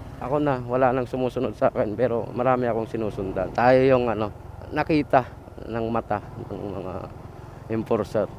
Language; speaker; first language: Filipino; native; Filipino